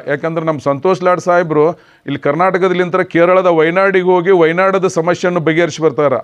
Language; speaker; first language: Kannada; native; Kannada